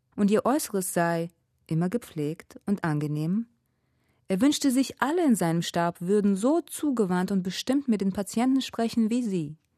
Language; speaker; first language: German; early bilingual, other home language; Russian